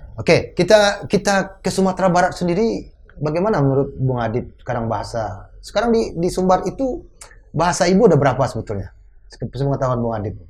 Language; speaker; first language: Indonesian; non-native, local second language; Minangkabau